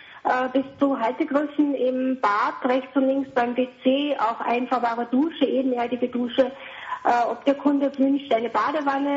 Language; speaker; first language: German; native; German